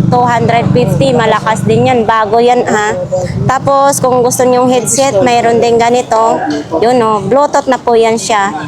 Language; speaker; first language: Filipino; non-native, local second language; Masbatenyo